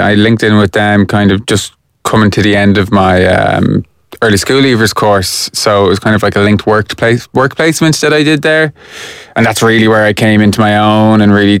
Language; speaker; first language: English; native; English